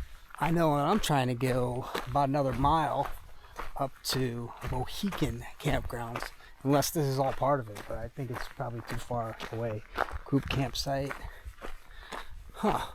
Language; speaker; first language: English; native; English